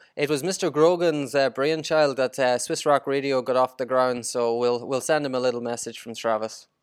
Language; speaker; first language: English; native; English